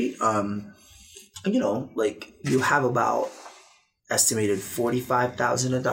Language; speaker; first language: English; non-native, local second language; Filipino